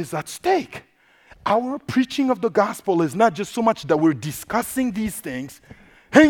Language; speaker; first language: English; non-native, fluent; Sango